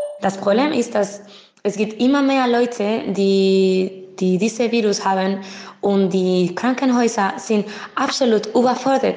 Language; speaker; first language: German; non-native, fluent; Spanish